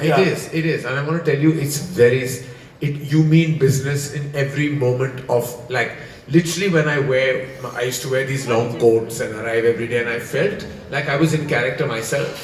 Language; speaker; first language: English; non-native, local second language; Hindi